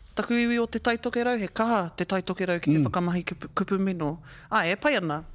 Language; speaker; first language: Māori; non-native, local second language; English